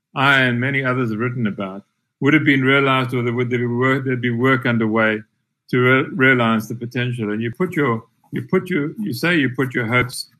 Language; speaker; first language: English; native; English